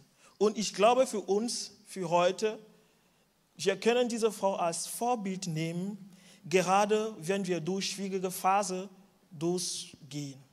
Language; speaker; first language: German; non-native, fluent; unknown